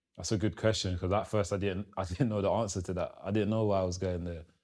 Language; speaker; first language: English; early bilingual, other home language; Lingala